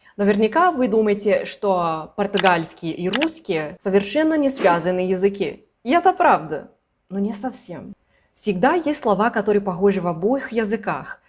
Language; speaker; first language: Russian; non-native, fluent; Portuguese